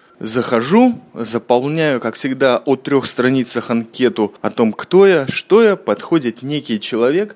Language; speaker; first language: Russian; native; Russian